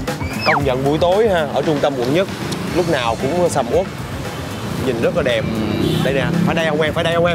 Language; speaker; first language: Vietnamese; native; Vietnamese